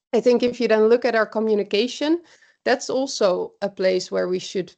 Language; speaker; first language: English; non-native, fluent; Dutch